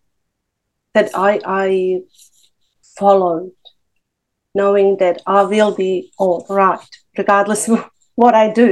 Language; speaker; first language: English; non-native, fluent; Serbian